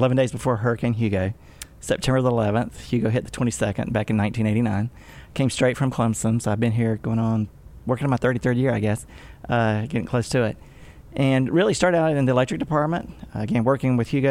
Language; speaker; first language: English; native; English